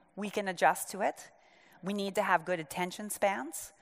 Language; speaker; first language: English; native; English